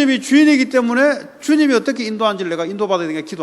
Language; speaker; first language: Korean; native; Korean